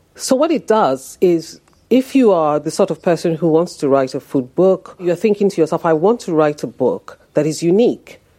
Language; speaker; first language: English; non-native, local second language; Yoruba